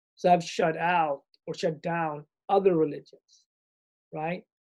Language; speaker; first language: English; early bilingual, other home language; Swedish